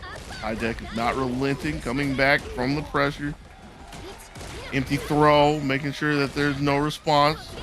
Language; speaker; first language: English; native; English